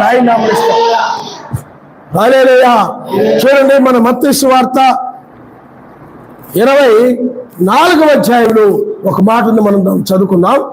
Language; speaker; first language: Telugu; native; Telugu